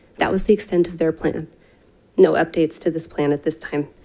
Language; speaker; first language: English; native; English